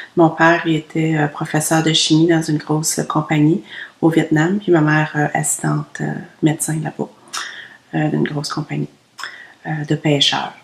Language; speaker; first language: French; early bilingual, other home language; Vietnamese